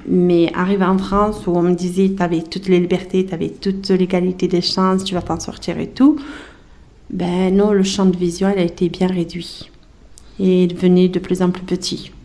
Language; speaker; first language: French; early bilingual, other home language; Arabic